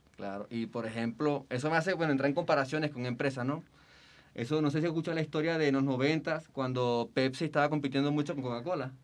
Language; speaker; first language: Spanish; native; Spanish